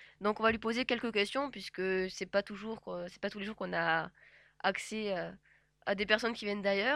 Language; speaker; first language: French; native; French